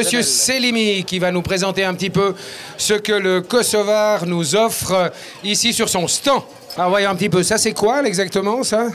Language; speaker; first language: French; native; French